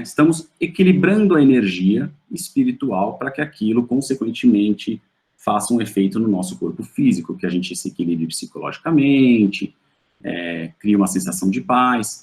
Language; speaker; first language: Portuguese; native; Portuguese